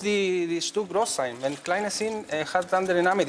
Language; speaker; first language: German; non-native, learner; Spanish